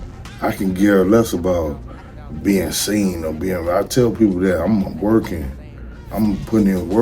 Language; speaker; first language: English; native; English